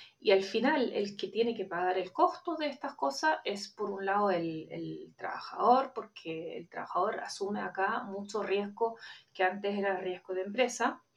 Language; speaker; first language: Spanish; non-native, fluent; German